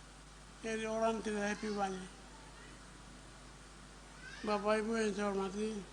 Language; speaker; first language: Indonesian; non-native, local second language; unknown